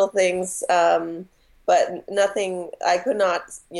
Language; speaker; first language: English; native; English